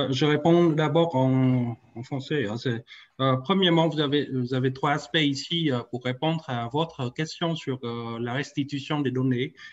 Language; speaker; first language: French; non-native, fluent; Vietnamese